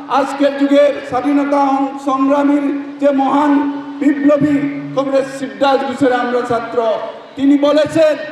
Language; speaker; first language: Bangla; non-native, learner; Assamese